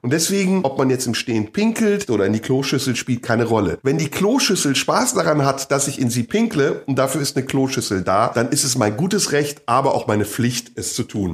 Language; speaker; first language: German; native; German